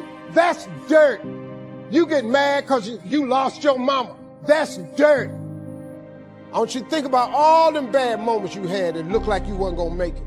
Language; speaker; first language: English; native; English